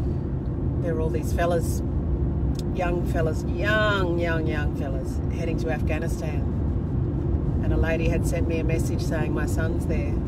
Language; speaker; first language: English; native; English